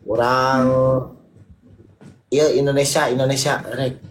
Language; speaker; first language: Indonesian; non-native, local second language; Sundanese